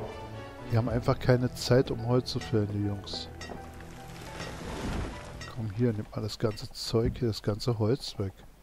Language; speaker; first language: German; native; German